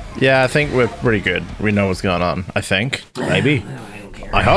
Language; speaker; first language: English; native; English